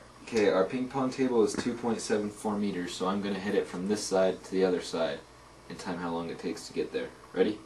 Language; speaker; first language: English; native; English